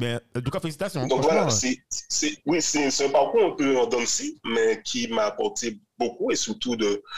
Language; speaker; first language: French; native; French